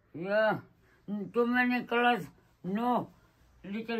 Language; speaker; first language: English; non-native, learner; Nepali